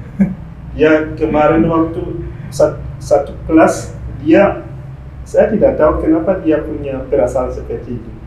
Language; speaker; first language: Indonesian; non-native, fluent; Rundi